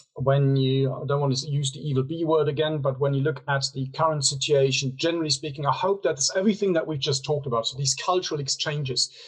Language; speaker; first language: English; non-native, fluent; German